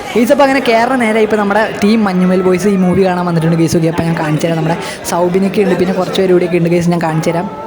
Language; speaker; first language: Malayalam; native; Malayalam